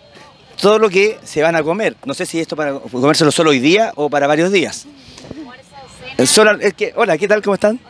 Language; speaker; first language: Spanish; native; Spanish